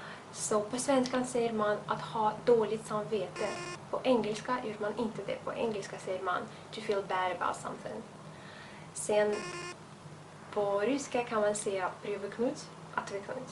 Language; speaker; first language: Swedish; non-native, fluent; Russian